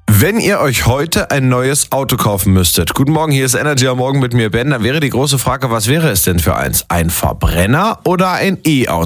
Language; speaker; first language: German; native; German